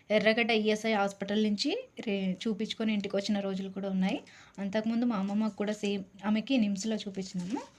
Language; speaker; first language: Telugu; native; Telugu